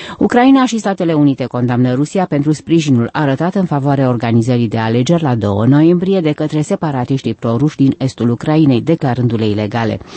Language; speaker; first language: Romanian; native; Romanian